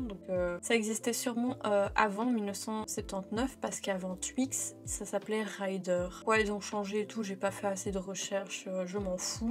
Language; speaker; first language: French; native; French